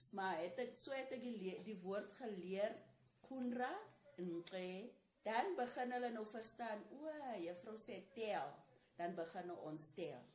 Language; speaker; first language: Afrikaans; non-native, local second language; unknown